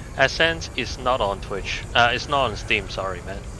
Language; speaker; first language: English; non-native, local second language; Cantonese